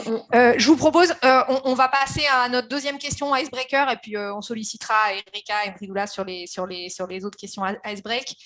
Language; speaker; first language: French; native; French